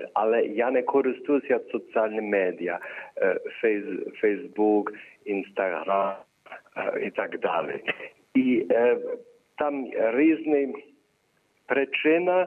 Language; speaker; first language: Ukrainian; early bilingual, heritage; Ukrainian